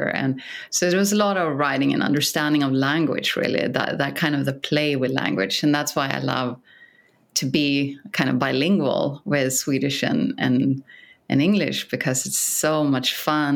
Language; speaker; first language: English; non-native, fluent; Swedish